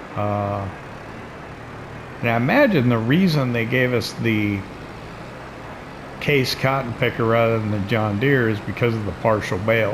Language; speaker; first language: English; native; English